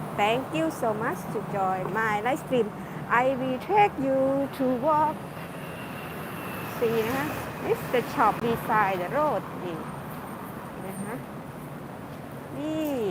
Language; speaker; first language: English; non-native, learner; Thai